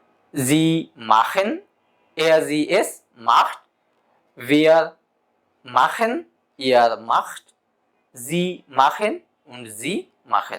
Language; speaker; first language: German; non-native, learner; Bangla